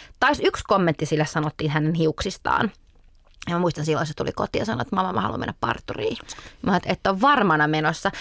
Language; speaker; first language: Finnish; early bilingual, other home language; Arabic